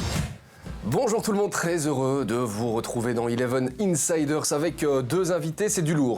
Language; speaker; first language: French; native; French